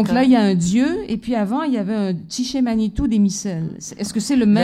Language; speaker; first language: French; native; French